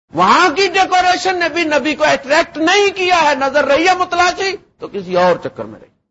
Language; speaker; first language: Urdu; non-native, local second language; Punjabi